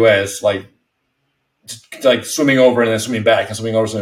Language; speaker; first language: English; non-native, fluent; Spanish